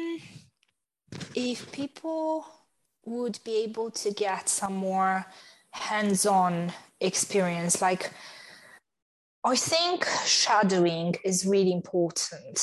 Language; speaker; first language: English; non-native, fluent; Romanian